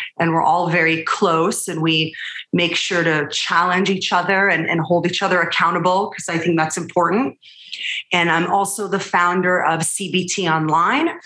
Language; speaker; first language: English; early bilingual, other home language; Hebrew